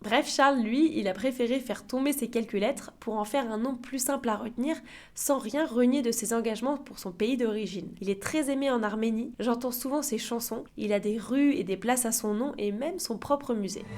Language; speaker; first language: French; native; French